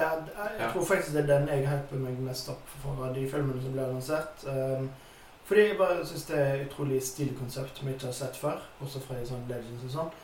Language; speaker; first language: Norwegian; native; Norwegian